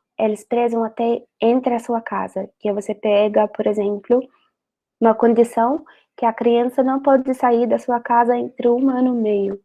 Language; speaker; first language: Portuguese; non-native, fluent; Arabic